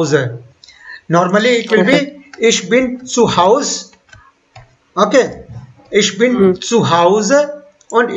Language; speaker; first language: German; non-native, fluent; Hindi